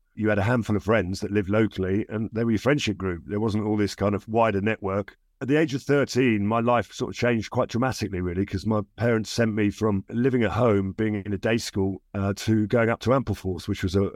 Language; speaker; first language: English; native; English